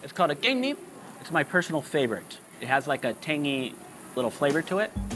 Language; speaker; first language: English; native; English